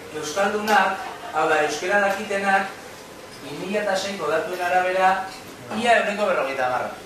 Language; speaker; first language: Basque; native; Basque